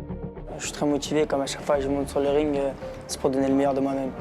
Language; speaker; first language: French; native; French